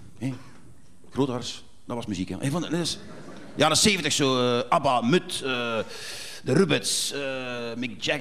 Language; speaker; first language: Dutch; native; Dutch